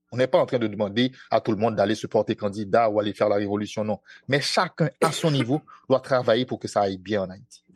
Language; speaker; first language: French; non-native, local second language; Haitian Creole